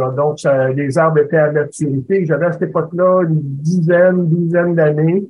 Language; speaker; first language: French; native; French